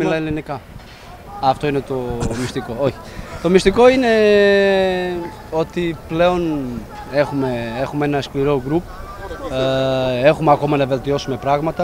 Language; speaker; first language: Greek; non-native, fluent; Portuguese